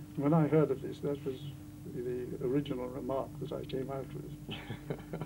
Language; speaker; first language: English; native; English